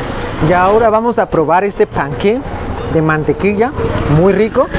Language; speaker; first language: Spanish; native; Spanish